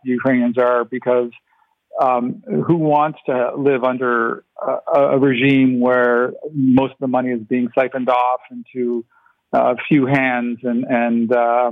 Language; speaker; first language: English; non-native, fluent; Ukrainian